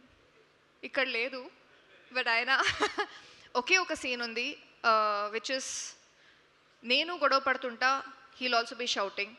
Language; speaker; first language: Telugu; non-native, fluent; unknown